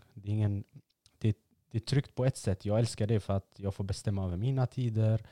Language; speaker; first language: Swedish; early bilingual, other home language; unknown